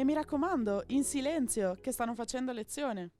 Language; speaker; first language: Italian; native; Italian